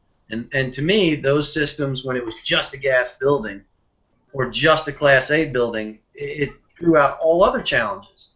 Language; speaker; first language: English; native; English